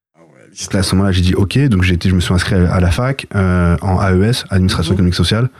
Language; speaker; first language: French; native; French